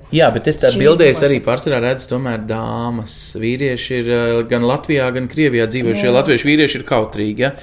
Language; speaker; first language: Latvian; native; Latvian